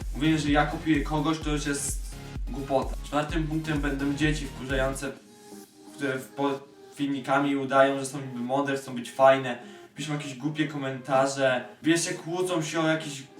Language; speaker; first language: Polish; native; Polish